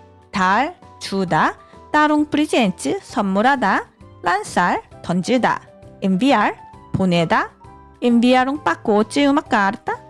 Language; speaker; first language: Portuguese; non-native, learner; Korean